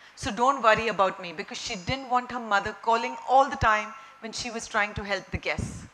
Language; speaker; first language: English; non-native, local second language; Marathi